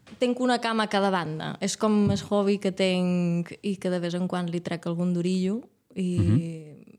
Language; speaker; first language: Catalan; native; Catalan